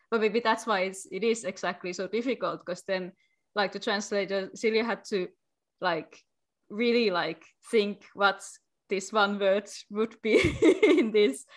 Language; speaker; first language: English; non-native, fluent; Finnish